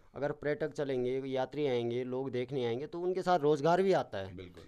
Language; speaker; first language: Hindi; non-native, local second language; Garhwali